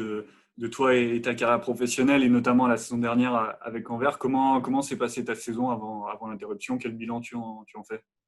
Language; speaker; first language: French; native; French